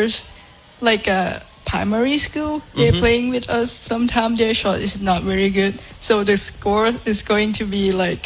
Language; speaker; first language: English; non-native, fluent; Thai